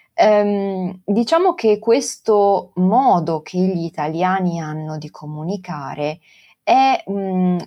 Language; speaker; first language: Italian; non-native, local second language; Venetian